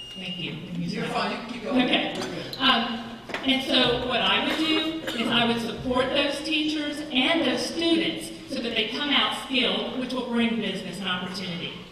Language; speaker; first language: English; native; English